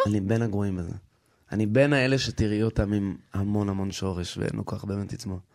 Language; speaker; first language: Hebrew; native; Hebrew